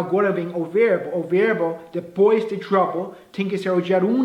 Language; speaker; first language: Portuguese; non-native, fluent; English